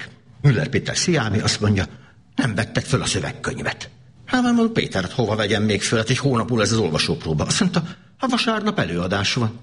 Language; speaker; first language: Hungarian; native; Hungarian